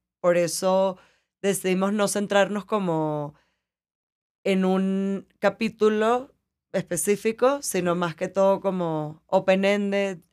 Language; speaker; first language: Spanish; native; Spanish